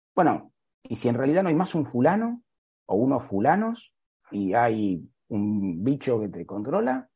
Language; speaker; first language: Spanish; native; Spanish